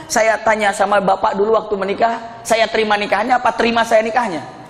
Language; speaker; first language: Indonesian; non-native, fluent; Sundanese